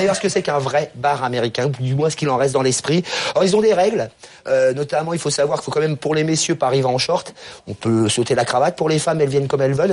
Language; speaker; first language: French; native; French